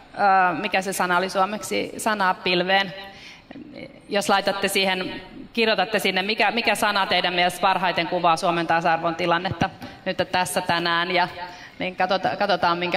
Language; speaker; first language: Finnish; native; Finnish